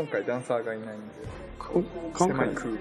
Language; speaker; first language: Japanese; native; Japanese